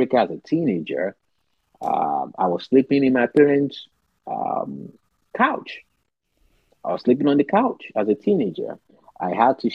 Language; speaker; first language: English; non-native, local second language; Yoruba